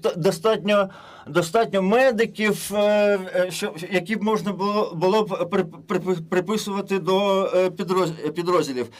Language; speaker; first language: Ukrainian; non-native, learner; German